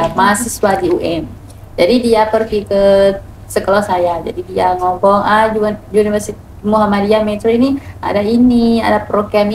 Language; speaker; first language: Indonesian; non-native, learner; Thai